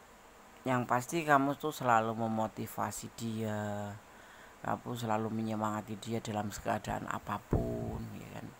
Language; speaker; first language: Indonesian; native; Indonesian